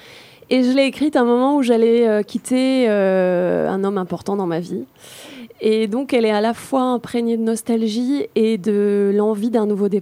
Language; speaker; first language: French; native; French